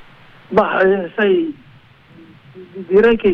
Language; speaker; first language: Italian; native; Italian